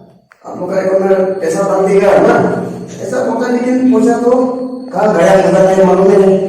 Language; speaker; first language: Hindi; non-native, local second language; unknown